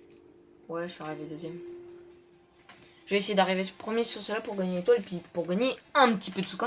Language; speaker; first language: French; native; French